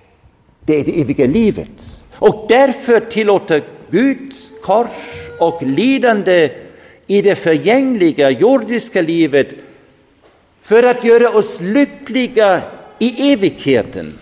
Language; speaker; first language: Swedish; non-native, fluent; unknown